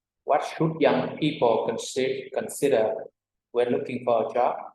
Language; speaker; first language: English; non-native, fluent; Vietnamese